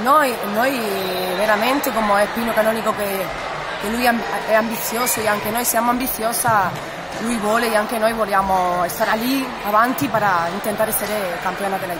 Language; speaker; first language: Italian; non-native, learner; Spanish